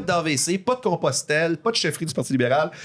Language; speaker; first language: French; native; French